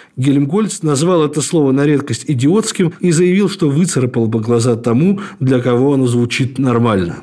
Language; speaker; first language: Russian; native; Russian